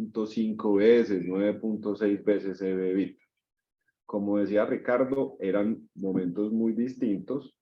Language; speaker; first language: Spanish; native; Spanish